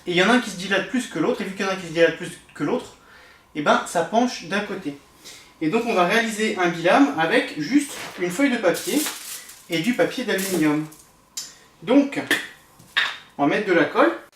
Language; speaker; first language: French; native; French